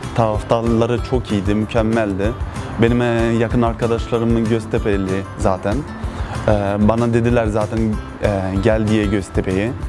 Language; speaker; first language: Turkish; early bilingual, heritage; Turkish